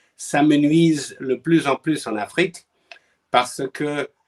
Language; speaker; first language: French; non-native, fluent; English